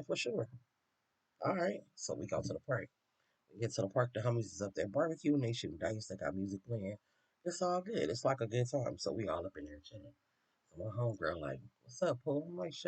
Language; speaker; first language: English; native; English